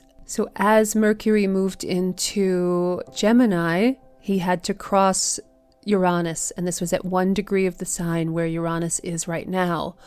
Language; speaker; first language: English; native; English